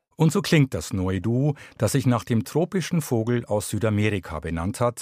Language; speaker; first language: German; native; German